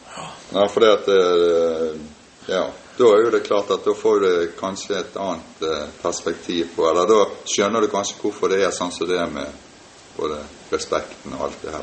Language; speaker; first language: Norwegian; native; Norwegian